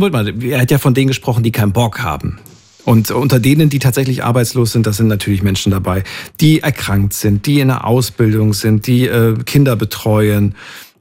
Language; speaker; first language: German; native; German